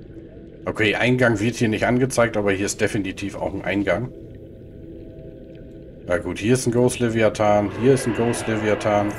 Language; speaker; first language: German; native; German